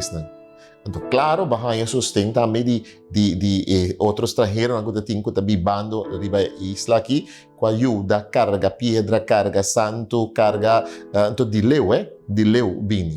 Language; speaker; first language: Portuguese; early bilingual, heritage; Portuguese